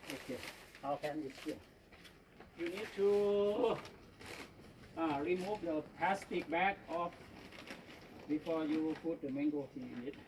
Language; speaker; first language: English; non-native, learner; Thai